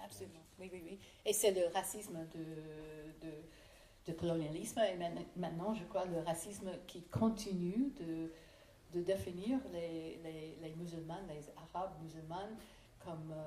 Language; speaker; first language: French; non-native, fluent; English